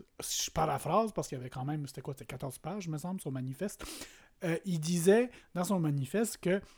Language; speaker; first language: French; native; French